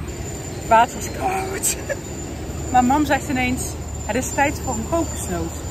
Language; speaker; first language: Dutch; native; Dutch